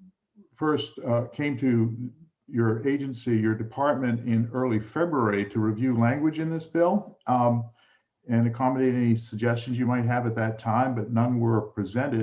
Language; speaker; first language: English; native; English